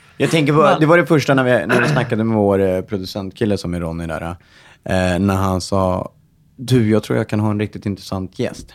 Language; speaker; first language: Swedish; native; Swedish